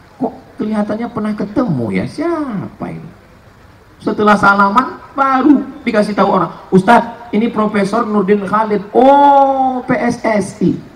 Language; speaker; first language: Indonesian; native; Indonesian